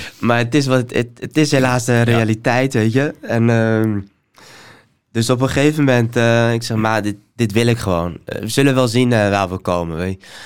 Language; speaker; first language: Dutch; early bilingual, other home language; Somali